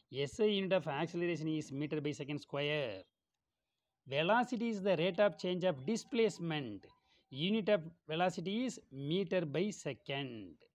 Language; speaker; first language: English; non-native, local second language; Tamil